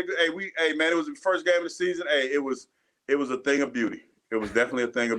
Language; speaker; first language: English; native; English